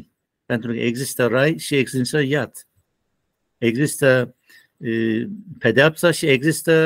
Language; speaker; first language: Romanian; non-native, learner; Turkish